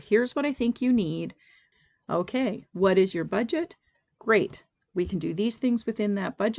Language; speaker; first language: English; native; English